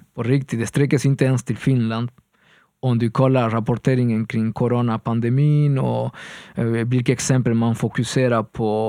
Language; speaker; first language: Swedish; non-native, fluent; Spanish